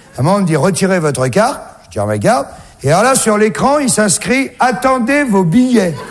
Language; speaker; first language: French; native; French